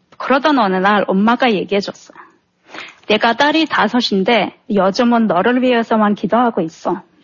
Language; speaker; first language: Korean; non-native, fluent; Turkmen